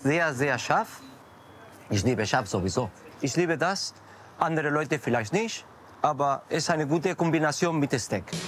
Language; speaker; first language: German; non-native, learner; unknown